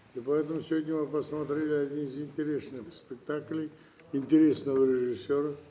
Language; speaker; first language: Russian; non-native, local second language; Kazakh